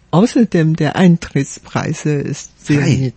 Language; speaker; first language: German; non-native, fluent; Chinese